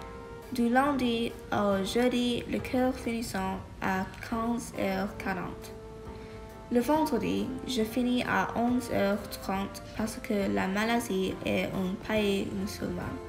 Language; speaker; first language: French; non-native, learner; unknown